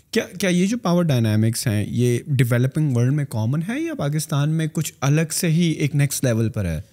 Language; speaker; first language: Urdu; native; Urdu